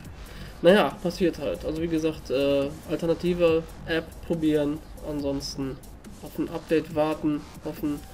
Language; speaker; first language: German; native; German